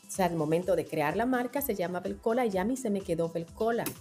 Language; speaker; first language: Spanish; native; Spanish